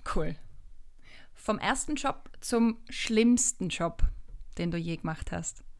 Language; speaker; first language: German; native; German